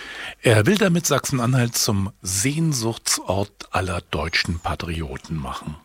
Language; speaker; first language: German; native; German